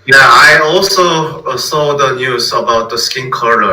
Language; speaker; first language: English; non-native, fluent; Korean